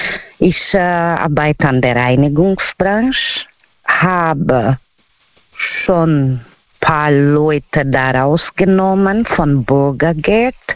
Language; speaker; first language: German; non-native, learner; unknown